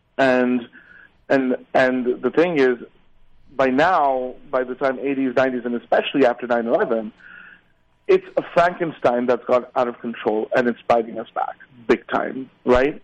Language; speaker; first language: English; non-native, local second language; Urdu